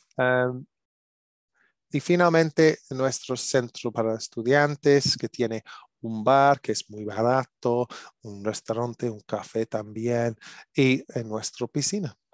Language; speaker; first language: Spanish; non-native, learner; English